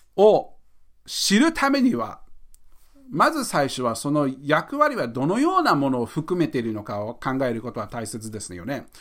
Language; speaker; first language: Japanese; non-native, fluent; English